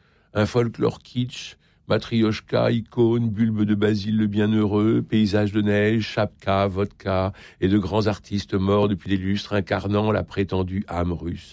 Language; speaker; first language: French; native; French